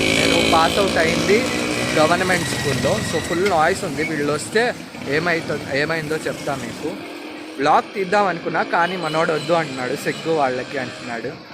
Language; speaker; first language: Telugu; non-native, local second language; Urdu